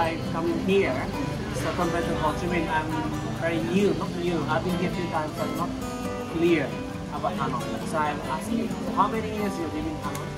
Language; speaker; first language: English; non-native, learner; Japanese